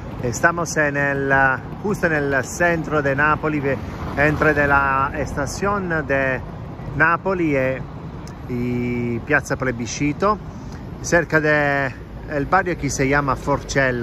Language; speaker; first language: Spanish; non-native, fluent; Italian